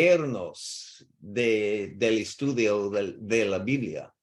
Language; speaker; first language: Spanish; non-native, learner; English